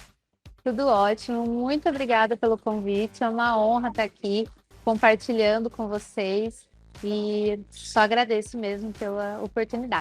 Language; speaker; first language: Portuguese; native; Portuguese